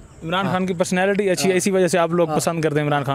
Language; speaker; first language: Urdu; native; Urdu